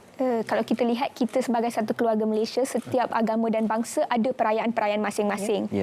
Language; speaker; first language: Malay; non-native, local second language; English